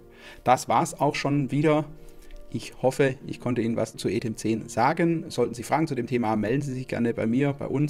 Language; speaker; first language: German; native; German